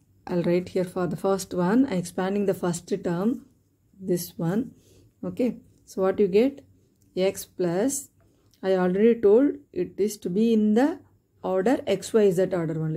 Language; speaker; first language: English; non-native, local second language; Tamil